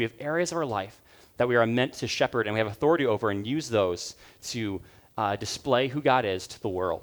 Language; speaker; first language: English; native; English